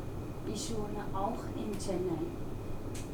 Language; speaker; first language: German; non-native, learner; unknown